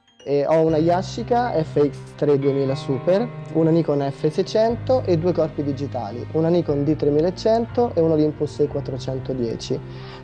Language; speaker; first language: Italian; native; Italian